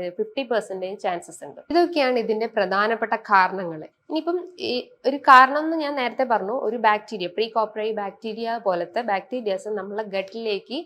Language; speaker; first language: Malayalam; native; Malayalam